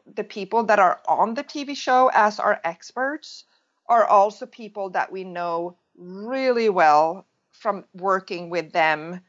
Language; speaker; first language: English; non-native, fluent; Swedish